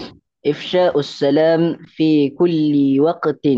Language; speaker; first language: Arabic; non-native, learner; Malay